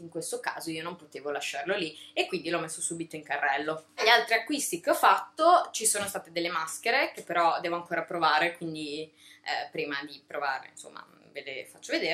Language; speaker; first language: Italian; native; Italian